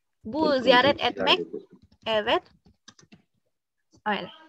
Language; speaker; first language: Turkish; non-native, learner; Indonesian